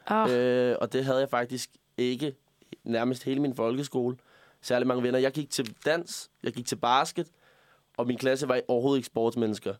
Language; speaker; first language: Danish; native; Danish